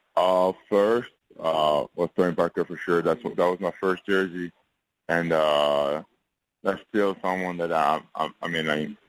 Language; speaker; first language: English; non-native, fluent; French